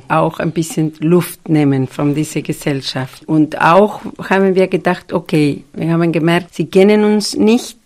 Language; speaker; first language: German; non-native, fluent; Spanish